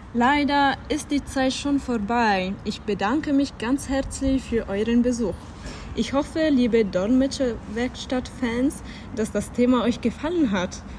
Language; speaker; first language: German; non-native, fluent; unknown